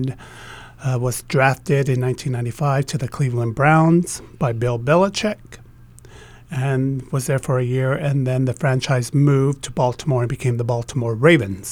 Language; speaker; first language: English; native; English